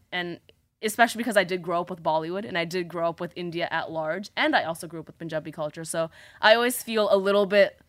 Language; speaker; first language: English; native; English